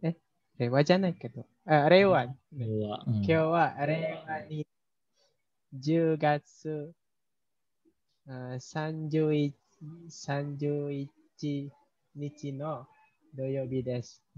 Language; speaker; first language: Japanese; non-native, learner; Indonesian